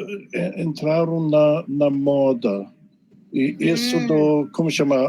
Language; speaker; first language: Portuguese; non-native, fluent; English